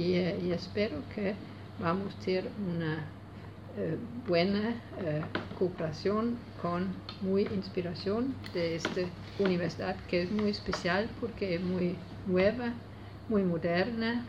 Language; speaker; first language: Spanish; non-native, learner; Danish